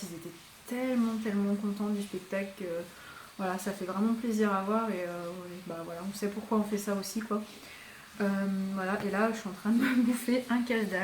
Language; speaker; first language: French; native; French